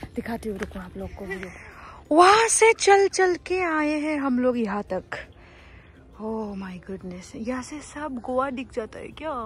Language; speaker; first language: Hindi; non-native, local second language; Bodo